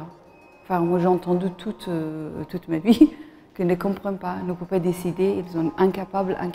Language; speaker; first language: French; non-native, fluent; Persian